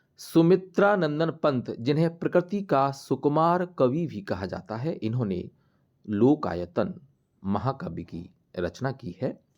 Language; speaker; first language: Hindi; native; Hindi